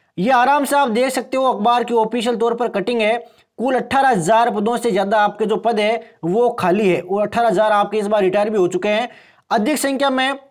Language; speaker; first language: Hindi; native; Hindi